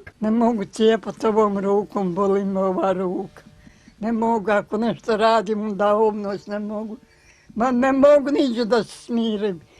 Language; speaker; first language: Bosnian; native; Bosnian